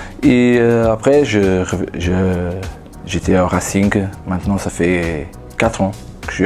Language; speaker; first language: French; non-native, fluent; Portuguese